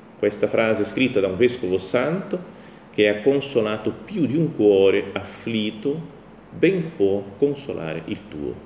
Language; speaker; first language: Italian; non-native, fluent; Portuguese